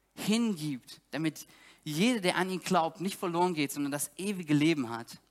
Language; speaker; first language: German; native; German